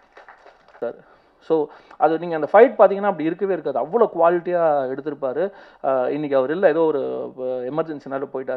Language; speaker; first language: Tamil; native; Tamil